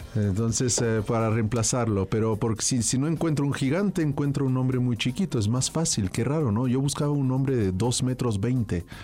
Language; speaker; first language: Spanish; early bilingual, heritage; French